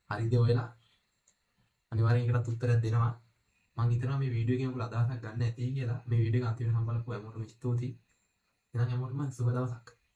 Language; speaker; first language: Sinhala; non-native, local second language; Tamil